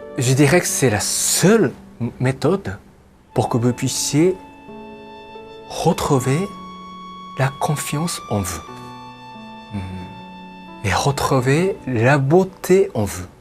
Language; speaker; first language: French; non-native, fluent; Japanese